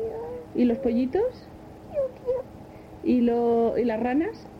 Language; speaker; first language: Spanish; native; Spanish